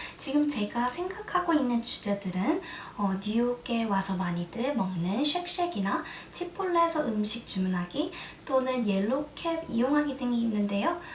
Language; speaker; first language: Korean; early bilingual, heritage; Korean